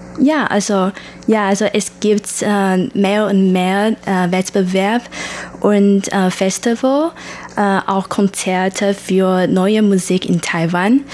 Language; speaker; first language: German; non-native, learner; Chinese